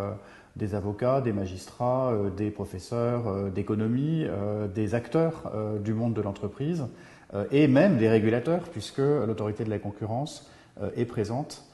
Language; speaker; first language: French; native; French